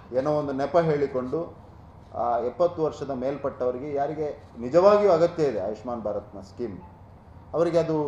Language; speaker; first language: Kannada; non-native, local second language; Tulu